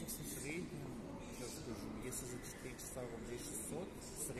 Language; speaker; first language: Russian; native; Russian